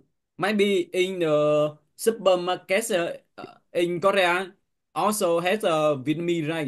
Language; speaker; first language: English; non-native, learner; Vietnamese